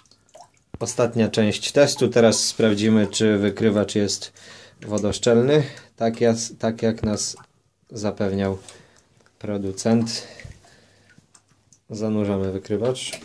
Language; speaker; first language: Polish; native; Polish